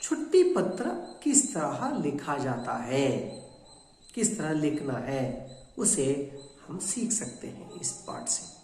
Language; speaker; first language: Hindi; non-native, local second language; Kannada